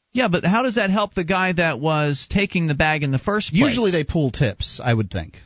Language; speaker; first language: English; native; English